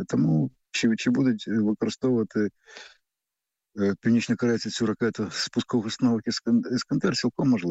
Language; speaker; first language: Ukrainian; native; Ukrainian